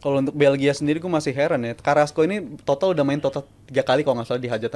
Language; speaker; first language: Indonesian; native; Indonesian